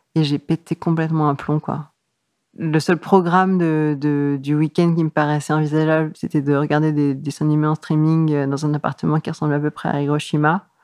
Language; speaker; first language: French; native; French